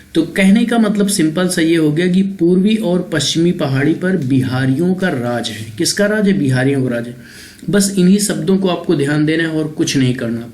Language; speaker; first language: Hindi; native; Hindi